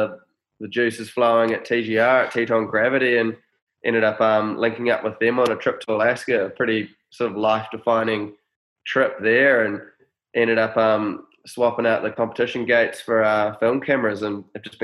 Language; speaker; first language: English; native; English